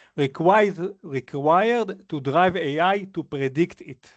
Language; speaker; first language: English; non-native, fluent; Hebrew